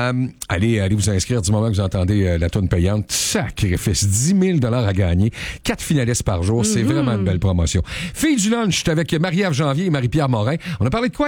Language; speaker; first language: French; native; French